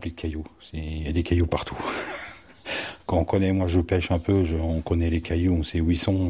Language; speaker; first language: French; native; French